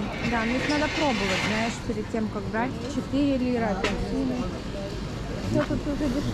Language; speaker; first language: Russian; native; Russian